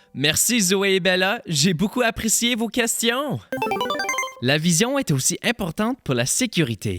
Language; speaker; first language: French; native; French